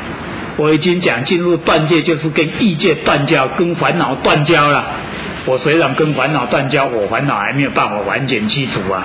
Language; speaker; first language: Chinese; native; Chinese